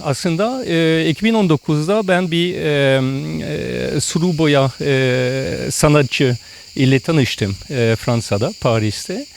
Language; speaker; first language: Turkish; non-native, fluent; French